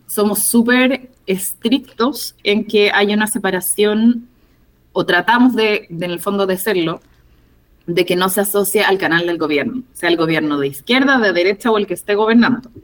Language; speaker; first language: Spanish; native; Spanish